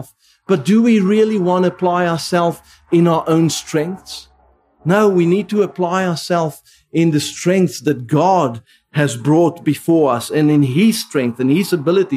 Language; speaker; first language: English; non-native, local second language; Afrikaans